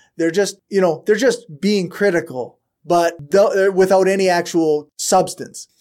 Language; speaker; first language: English; native; English